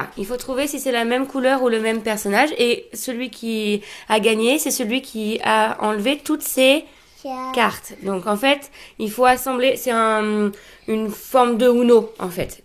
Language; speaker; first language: French; native; French